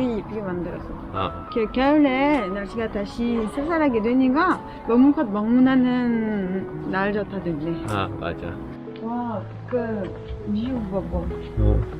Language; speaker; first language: Korean; non-native, learner; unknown